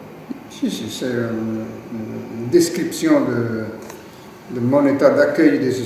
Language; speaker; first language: French; non-native, fluent; Italian